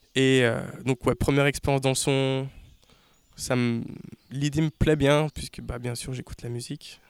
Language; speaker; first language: French; native; French